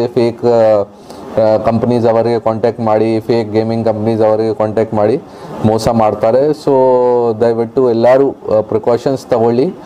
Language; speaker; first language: Kannada; non-native, local second language; Hindi